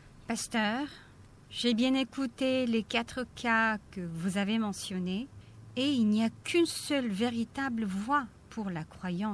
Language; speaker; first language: French; non-native, fluent; Korean